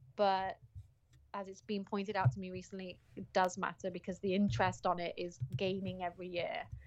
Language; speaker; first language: English; native; English